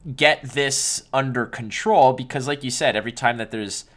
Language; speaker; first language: English; native; English